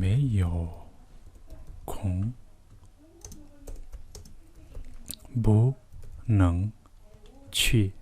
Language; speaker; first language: Chinese; non-native, learner; Mongolian